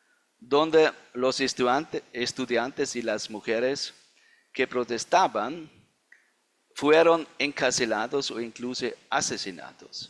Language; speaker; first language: Spanish; non-native, fluent; German